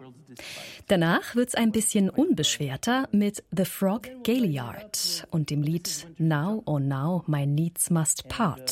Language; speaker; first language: German; native; German